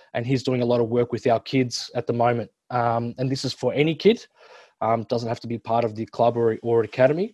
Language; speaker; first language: English; native; English